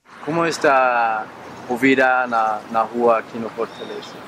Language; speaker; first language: Portuguese; non-native, learner; Danish